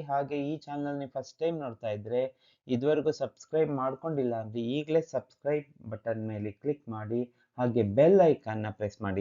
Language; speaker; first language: Kannada; native; Kannada